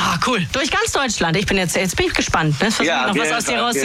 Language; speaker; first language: German; native; German